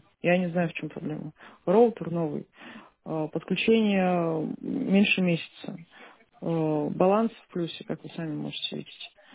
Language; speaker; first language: Russian; native; Russian